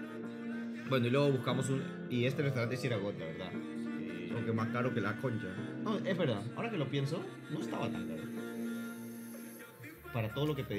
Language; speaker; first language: Spanish; native; Spanish